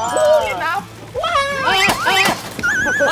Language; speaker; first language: Thai; native; Thai